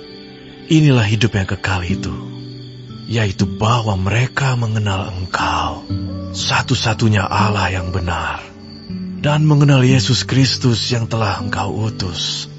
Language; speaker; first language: Indonesian; native; Indonesian